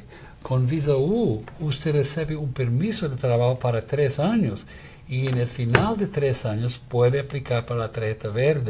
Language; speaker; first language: Spanish; non-native, fluent; Portuguese